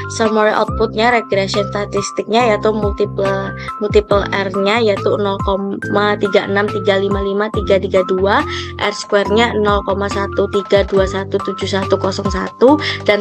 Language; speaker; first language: Indonesian; native; Indonesian